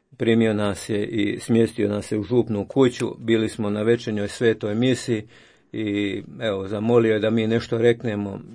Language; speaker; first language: Croatian; native; Croatian